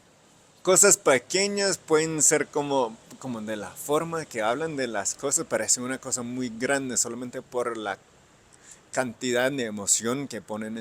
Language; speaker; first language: Spanish; non-native, fluent; English